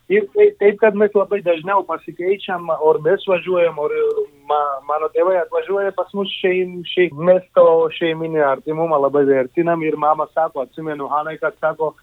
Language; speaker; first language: Lithuanian; non-native, fluent; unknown